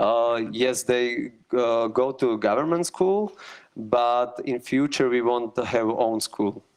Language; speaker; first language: English; non-native, learner; Slovak